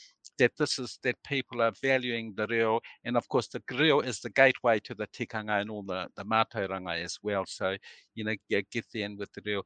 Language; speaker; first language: English; native; English